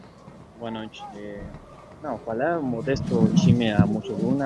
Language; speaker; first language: Portuguese; non-native, learner; Spanish